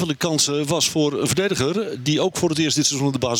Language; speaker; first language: Dutch; native; Dutch